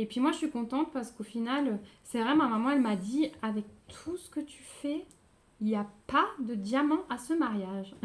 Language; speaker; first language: French; native; French